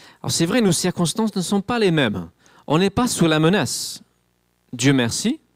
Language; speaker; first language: French; non-native, fluent; English